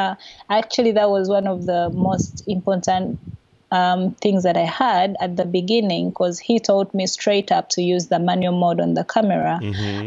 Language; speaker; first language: English; non-native, local second language; Ganda